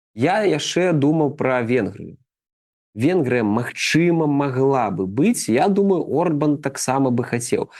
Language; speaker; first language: Belarusian; native; Belarusian